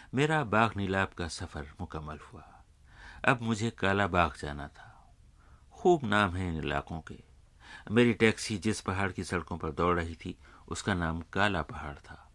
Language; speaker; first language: Urdu; native; Urdu